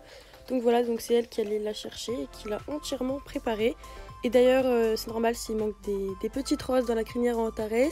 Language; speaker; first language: French; native; French